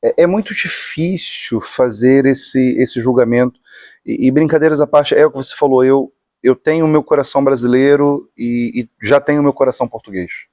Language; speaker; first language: Portuguese; native; Portuguese